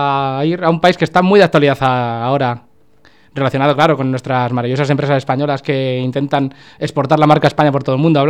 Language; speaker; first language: Spanish; native; Spanish